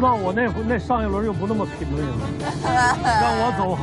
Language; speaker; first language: Chinese; native; Chinese